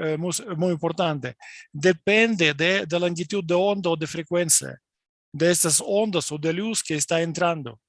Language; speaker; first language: Spanish; non-native, fluent; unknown